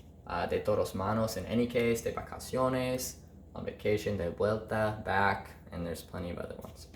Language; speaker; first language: Spanish; non-native, learner; English